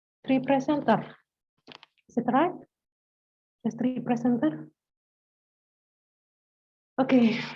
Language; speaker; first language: English; non-native, learner; Indonesian